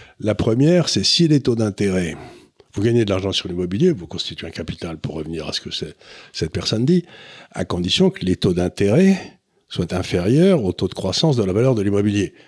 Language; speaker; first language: French; native; French